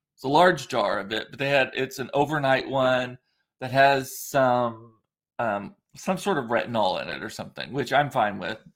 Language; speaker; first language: English; native; English